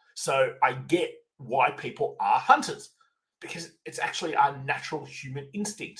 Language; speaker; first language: English; native; English